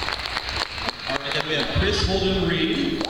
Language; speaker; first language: English; native; English